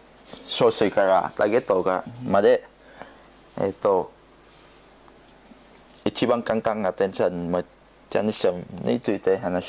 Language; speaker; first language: Japanese; non-native, learner; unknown